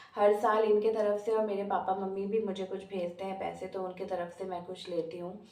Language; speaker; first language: Hindi; non-native, local second language; Bangla